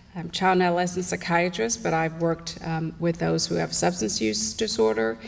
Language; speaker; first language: English; native; English